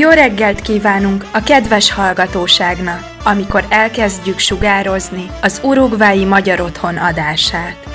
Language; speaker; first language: Hungarian; early bilingual, heritage; Hungarian